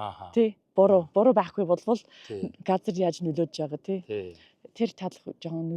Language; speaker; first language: Mongolian; non-native, learner; English